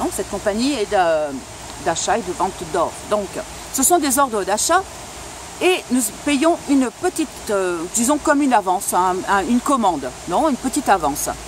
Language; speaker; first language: French; non-native, local second language; Spanish